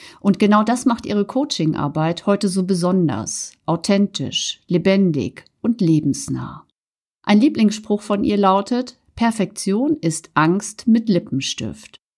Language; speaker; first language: German; native; German